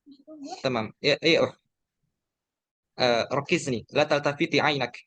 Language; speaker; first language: Arabic; non-native, fluent; Indonesian